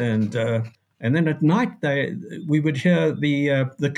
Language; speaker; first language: English; native; English